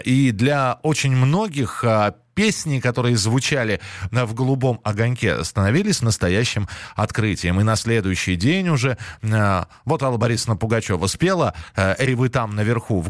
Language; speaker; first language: Russian; native; Russian